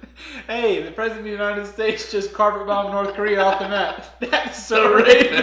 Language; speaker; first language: English; native; English